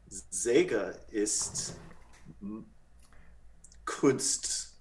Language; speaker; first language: German; non-native, learner; English